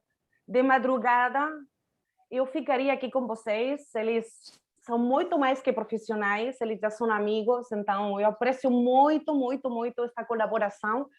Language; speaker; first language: Portuguese; non-native, fluent; Spanish